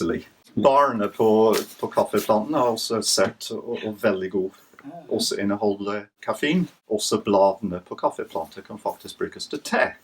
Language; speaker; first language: Norwegian; non-native, fluent; English